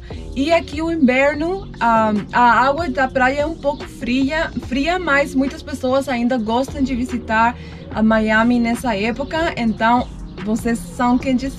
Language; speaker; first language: Portuguese; non-native, fluent; Spanish